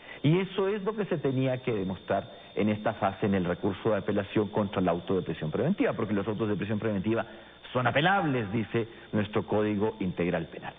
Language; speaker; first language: Spanish; native; Spanish